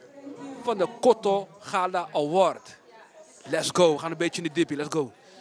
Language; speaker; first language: Dutch; native; Dutch